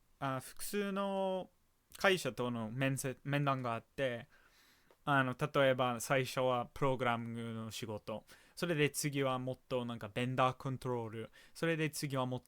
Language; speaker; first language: Japanese; non-native, fluent; English